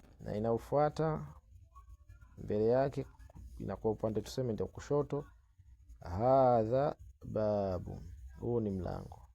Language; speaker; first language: Swahili; native; Swahili